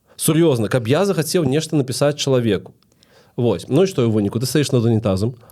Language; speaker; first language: Belarusian; non-native, local second language; Russian